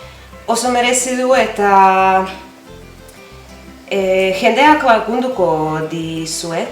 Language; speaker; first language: Basque; non-native, learner; Croatian